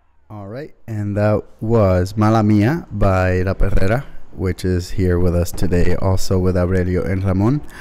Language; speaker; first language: English; early bilingual, other home language; Spanish